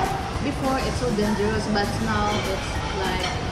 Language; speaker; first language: English; non-native, local second language; Cebuano